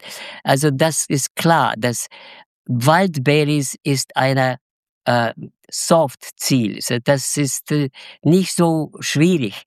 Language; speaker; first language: German; non-native, learner; Russian